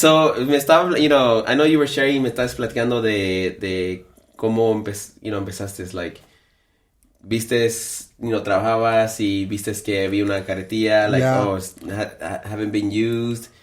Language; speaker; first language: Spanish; early bilingual, heritage; Spanish